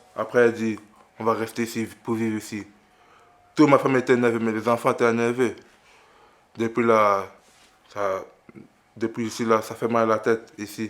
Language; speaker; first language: French; early bilingual, other home language; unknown